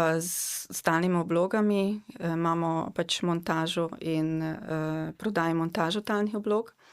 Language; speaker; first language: Slovenian; non-native, local second language; Hungarian